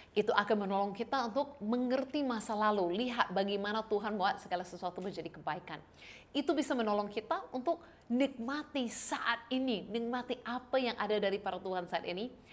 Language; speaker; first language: Indonesian; non-native, fluent; English